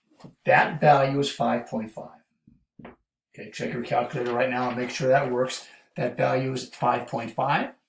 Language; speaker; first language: English; native; English